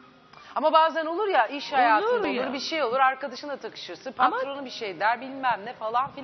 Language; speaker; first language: Turkish; native; Turkish